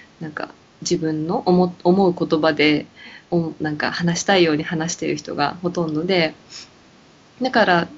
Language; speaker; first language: Japanese; native; Japanese